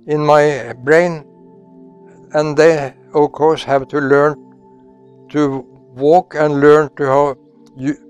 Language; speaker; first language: English; non-native, fluent; Norwegian